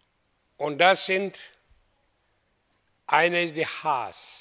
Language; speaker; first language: German; non-native, learner; Hindi